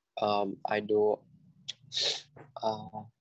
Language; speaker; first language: English; non-native, learner; Vietnamese